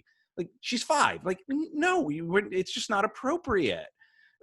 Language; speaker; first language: English; native; English